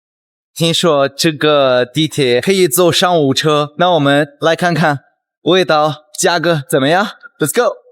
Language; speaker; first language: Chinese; non-native, fluent; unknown